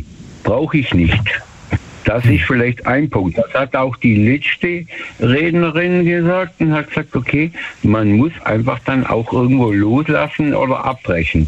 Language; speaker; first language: German; native; German